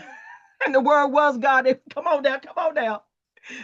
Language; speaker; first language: English; native; English